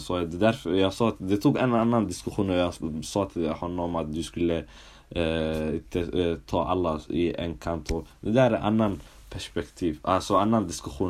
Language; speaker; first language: Swedish; early bilingual, other home language; Somali